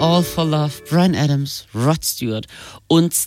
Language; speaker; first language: German; native; German